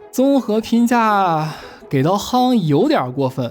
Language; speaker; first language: Chinese; native; Chinese